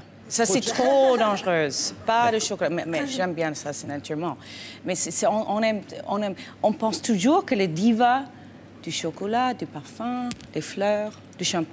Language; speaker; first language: French; non-native, fluent; English